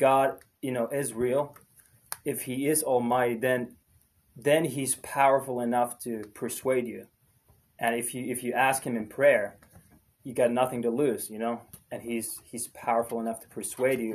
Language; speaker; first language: English; non-native, fluent; Finnish